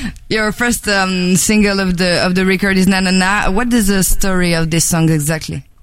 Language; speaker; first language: English; non-native, fluent; French